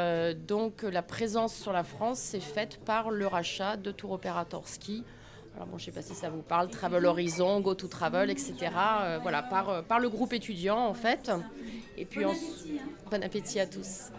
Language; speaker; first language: French; native; French